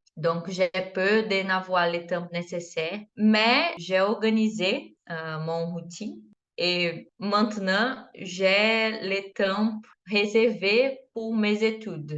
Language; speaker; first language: French; non-native, learner; Portuguese